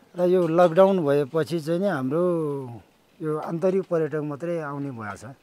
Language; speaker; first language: Nepali; non-native, local second language; Gurung